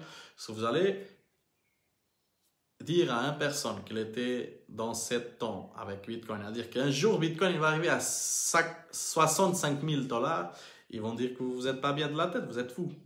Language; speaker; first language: French; non-native, learner; Portuguese